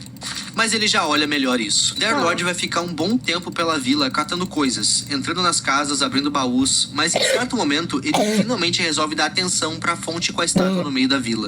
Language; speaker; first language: Portuguese; native; Portuguese